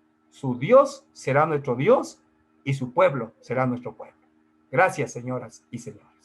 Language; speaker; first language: Spanish; native; Spanish